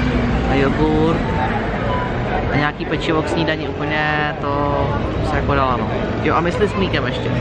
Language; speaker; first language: Czech; native; Czech